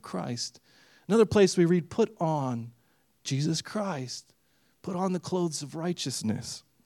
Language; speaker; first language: English; early bilingual, other home language; Romanian